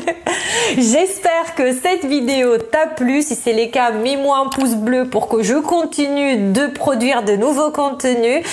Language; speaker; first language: French; non-native, fluent; Italian